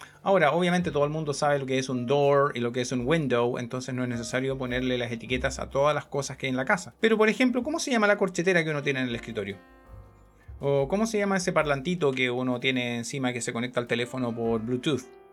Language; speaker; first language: Spanish; native; Spanish